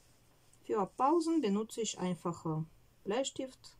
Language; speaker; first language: German; non-native, learner; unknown